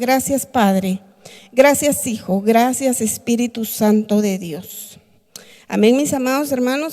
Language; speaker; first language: Spanish; native; Spanish